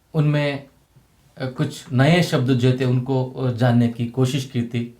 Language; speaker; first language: Hindi; non-native, local second language; Kannada